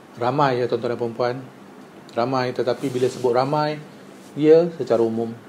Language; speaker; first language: Malay; native; Malay